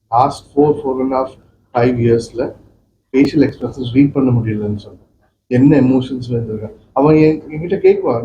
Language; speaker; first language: Tamil; non-native, local second language; Malayalam